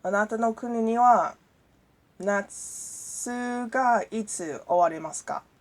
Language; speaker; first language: Japanese; non-native, learner; English